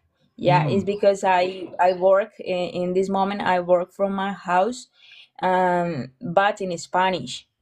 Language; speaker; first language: English; non-native, learner; Spanish